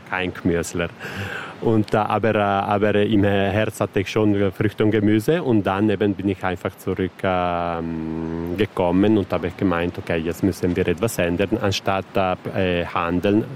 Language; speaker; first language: German; non-native, local second language; Italian